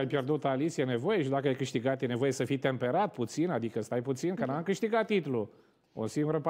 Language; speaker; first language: Romanian; native; Romanian